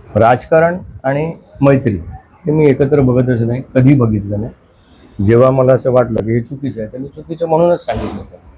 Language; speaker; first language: Marathi; native; Marathi